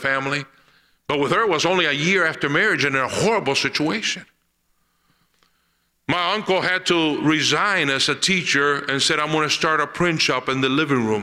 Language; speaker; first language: English; early bilingual, other home language; Spanish